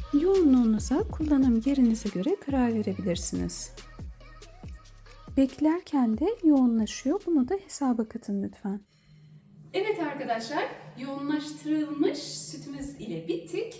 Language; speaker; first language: Turkish; native; Turkish